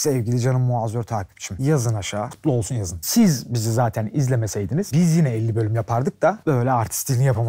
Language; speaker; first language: Turkish; native; Turkish